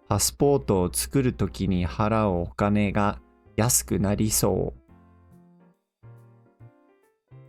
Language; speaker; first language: Japanese; non-native, fluent; English